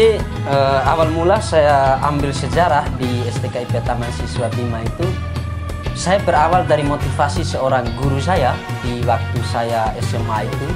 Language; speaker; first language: Indonesian; non-native, local second language; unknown